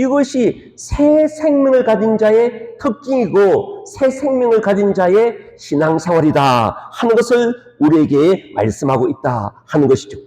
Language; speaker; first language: Korean; native; Korean